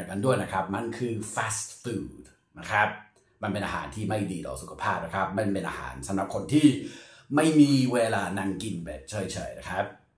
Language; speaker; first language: Thai; non-native, fluent; English